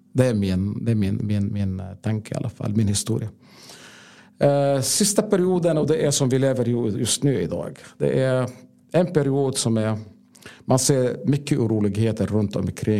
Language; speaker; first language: Swedish; non-native, fluent; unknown